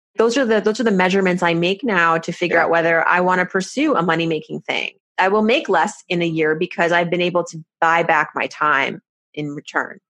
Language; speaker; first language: English; early bilingual, other home language; Persian